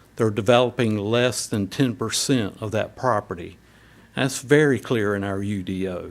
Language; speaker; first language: English; native; English